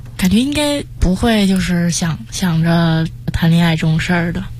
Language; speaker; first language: Chinese; native; Chinese